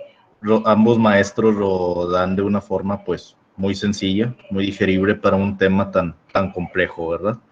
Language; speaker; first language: Spanish; native; Spanish